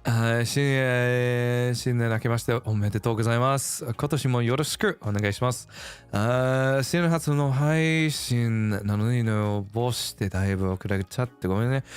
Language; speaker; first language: Japanese; non-native, learner; English